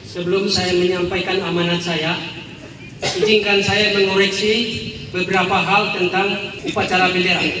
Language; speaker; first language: Indonesian; non-native, local second language; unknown